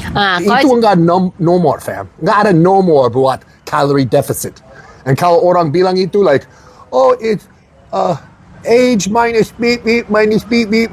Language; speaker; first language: Indonesian; non-native, learner; English